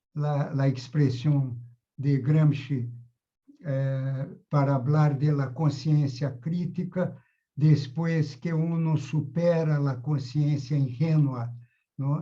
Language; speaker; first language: Spanish; non-native, fluent; Portuguese